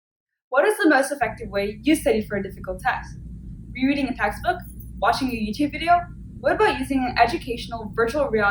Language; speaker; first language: English; native; English